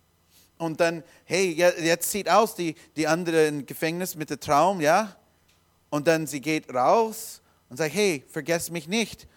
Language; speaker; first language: German; non-native, learner; English